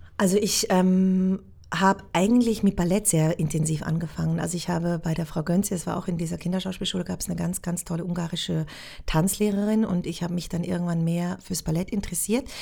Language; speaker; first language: German; native; German